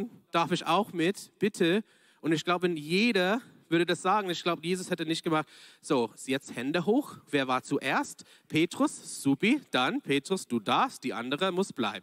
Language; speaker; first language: German; non-native, fluent; English